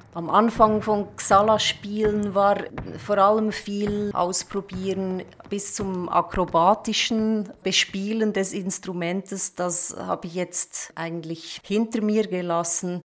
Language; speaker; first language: German; native; German